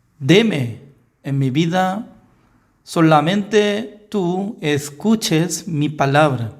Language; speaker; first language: Spanish; non-native, learner; Korean